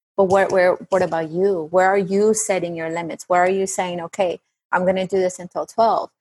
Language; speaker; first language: English; non-native, fluent; Spanish